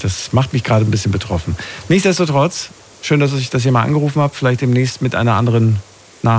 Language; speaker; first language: German; native; German